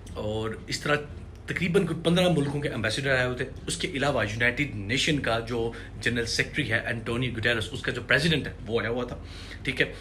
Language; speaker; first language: Urdu; non-native, local second language; Punjabi